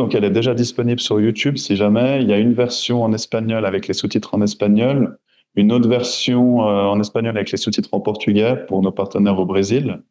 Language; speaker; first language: French; native; French